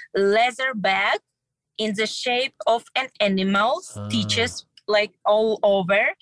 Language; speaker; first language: English; non-native, learner; Russian